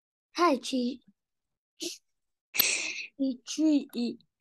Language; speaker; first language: Chinese; non-native, learner; Vietnamese